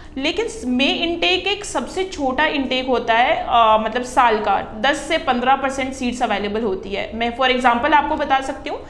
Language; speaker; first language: Hindi; non-native, local second language; Punjabi